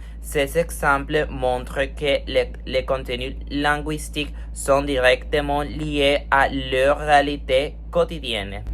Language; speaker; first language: French; non-native, fluent; Spanish